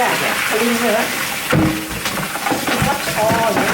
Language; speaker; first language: English; non-native, learner; Vietnamese